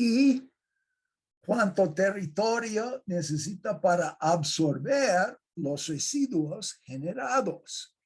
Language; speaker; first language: Spanish; non-native, fluent; English